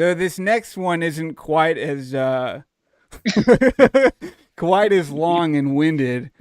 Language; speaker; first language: English; native; English